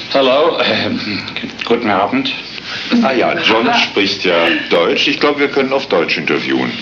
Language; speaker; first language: German; native; German